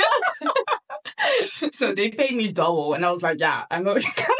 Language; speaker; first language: English; non-native, fluent; Dutch